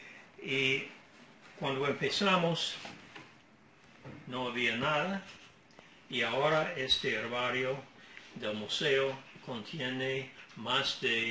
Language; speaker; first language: Spanish; non-native, fluent; English